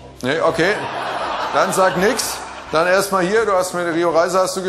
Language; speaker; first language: German; native; German